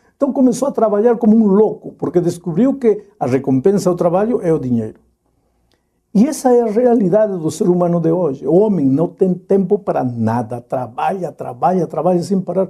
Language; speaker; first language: Portuguese; non-native, fluent; Spanish